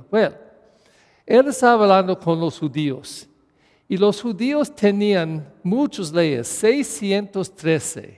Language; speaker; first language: Spanish; non-native, fluent; English